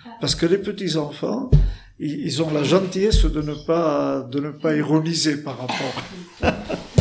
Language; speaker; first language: French; native; French